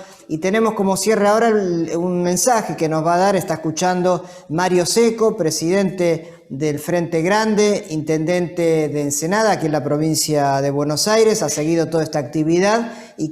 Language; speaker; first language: Spanish; native; Spanish